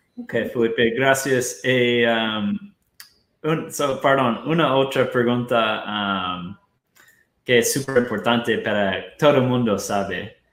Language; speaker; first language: Spanish; non-native, fluent; Portuguese